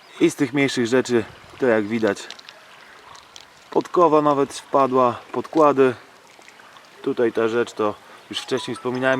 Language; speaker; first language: Polish; native; Polish